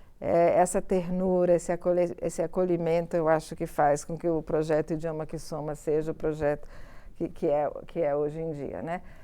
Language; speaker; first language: Portuguese; early bilingual, other home language; Italian